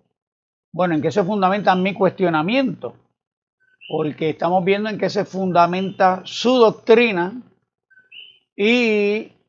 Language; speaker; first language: Spanish; native; Spanish